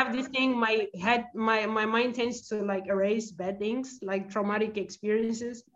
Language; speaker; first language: English; non-native, fluent; Portuguese